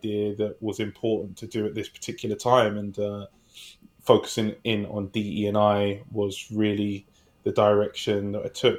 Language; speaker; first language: English; native; English